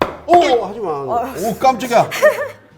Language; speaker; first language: Korean; native; Korean